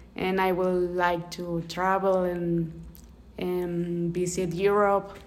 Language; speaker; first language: English; non-native, learner; Spanish